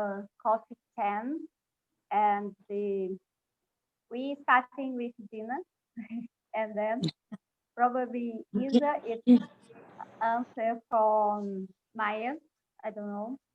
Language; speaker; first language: English; non-native, learner; Portuguese